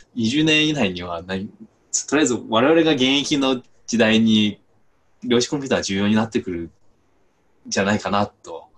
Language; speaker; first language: Japanese; non-native, fluent; Chinese